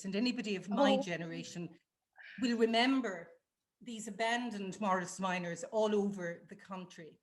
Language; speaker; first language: English; native; English